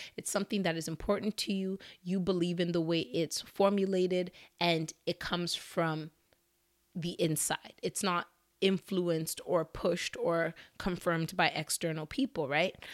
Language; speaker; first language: English; early bilingual, other home language; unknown